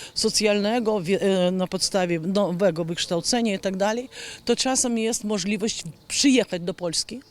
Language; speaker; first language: Polish; non-native, fluent; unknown